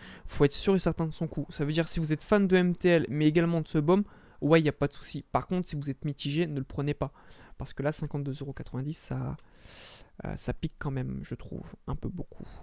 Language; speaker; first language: French; native; French